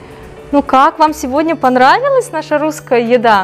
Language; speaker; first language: Russian; non-native, learner; Korean